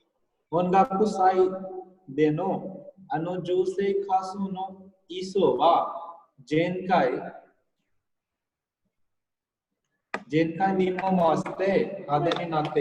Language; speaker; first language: Japanese; non-native, fluent; Hindi